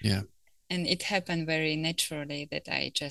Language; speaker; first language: English; non-native, fluent; Ukrainian